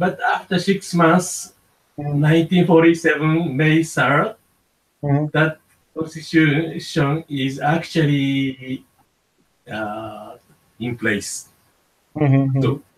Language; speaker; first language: English; non-native, learner; Japanese